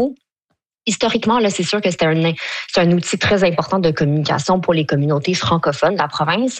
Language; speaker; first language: French; native; French